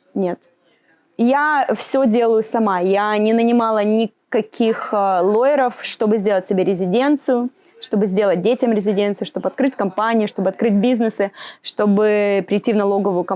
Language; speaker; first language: Russian; native; Russian